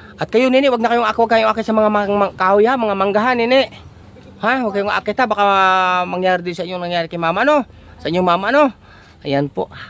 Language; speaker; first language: Filipino; native; Filipino